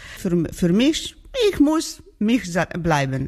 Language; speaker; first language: German; non-native, learner; Georgian